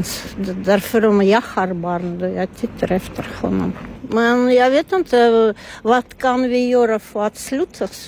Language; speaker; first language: Swedish; non-native, learner; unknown